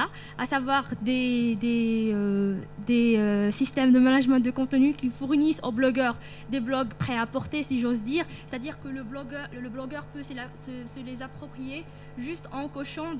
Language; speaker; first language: French; non-native, local second language; Arabic